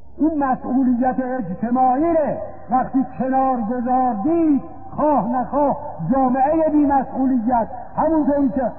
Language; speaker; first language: Persian; native; Persian